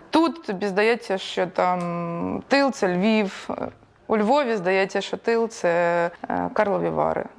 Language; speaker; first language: Ukrainian; native; Ukrainian